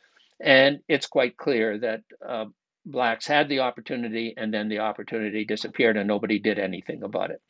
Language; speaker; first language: English; native; English